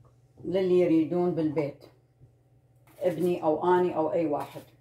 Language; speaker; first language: Arabic; native; Arabic